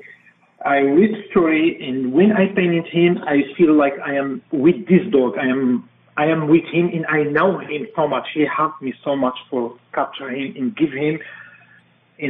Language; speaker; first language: English; non-native, learner; French